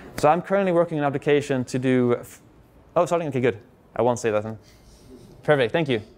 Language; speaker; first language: English; non-native, fluent; Swedish